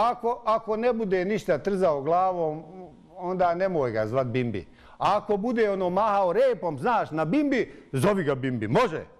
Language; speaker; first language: Bosnian; native; Bosnian